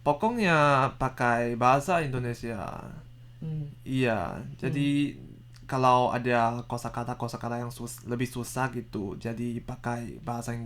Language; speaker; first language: Indonesian; non-native, learner; Chinese